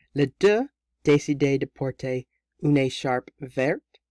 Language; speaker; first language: French; non-native, learner; English